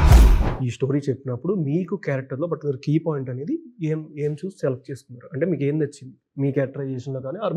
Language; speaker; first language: Telugu; native; Telugu